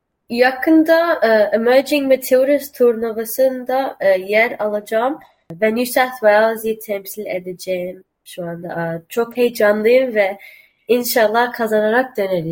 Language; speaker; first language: Turkish; early bilingual, heritage; Turkish